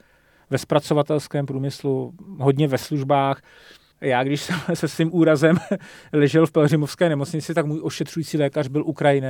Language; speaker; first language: Czech; native; Czech